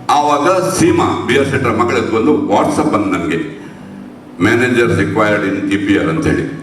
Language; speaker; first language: Kannada; non-native, local second language; Tulu